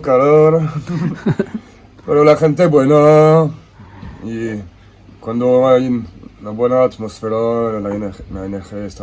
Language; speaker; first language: Spanish; non-native, fluent; French